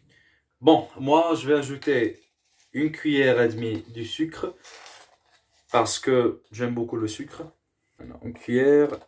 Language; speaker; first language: French; non-native, learner; Arabic